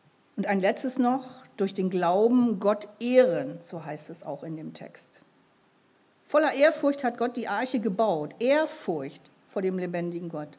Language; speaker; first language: German; native; German